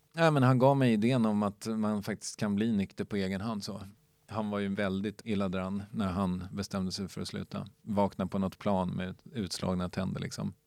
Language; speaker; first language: Swedish; native; Swedish